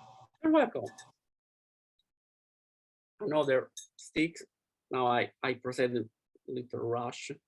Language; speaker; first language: English; non-native, learner; Italian